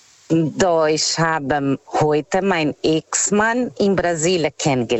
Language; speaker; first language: German; non-native, fluent; Portuguese